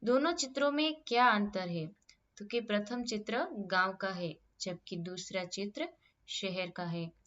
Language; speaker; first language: Hindi; non-native, local second language; Gujarati